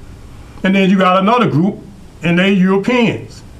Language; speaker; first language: English; native; English